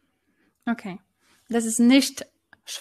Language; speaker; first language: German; non-native, fluent; Polish